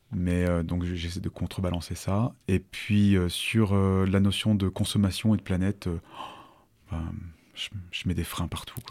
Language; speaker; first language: French; native; French